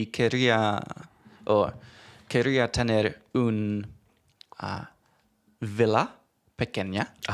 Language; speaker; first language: Spanish; non-native, learner; English